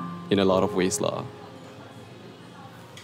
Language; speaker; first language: English; non-native, local second language; Malay